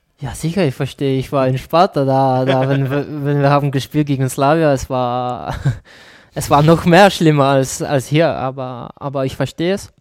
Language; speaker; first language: German; non-native, learner; Czech